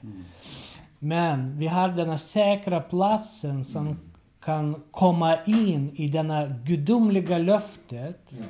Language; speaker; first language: Swedish; non-native, learner; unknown